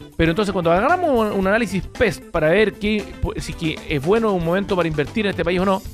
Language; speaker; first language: Spanish; native; Spanish